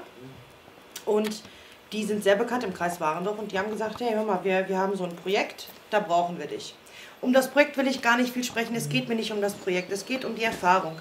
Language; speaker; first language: German; early bilingual, other home language; Croatian